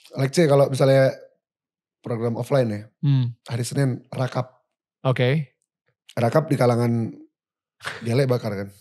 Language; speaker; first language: Indonesian; native; Indonesian